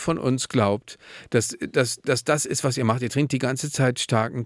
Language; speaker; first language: German; native; German